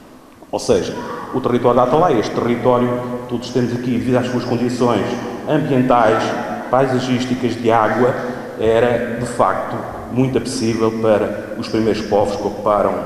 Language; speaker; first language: Portuguese; native; Portuguese